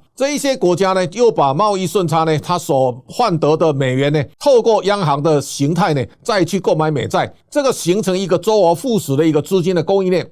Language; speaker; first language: Chinese; native; Chinese